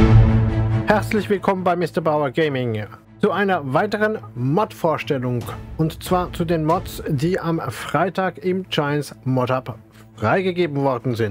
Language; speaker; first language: German; native; German